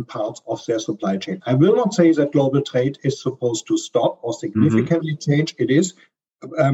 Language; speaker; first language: English; non-native, fluent; German